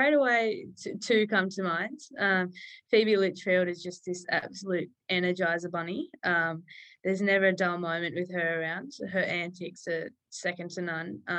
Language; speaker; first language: English; native; English